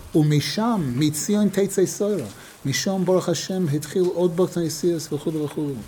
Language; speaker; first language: Hebrew; non-native, fluent; English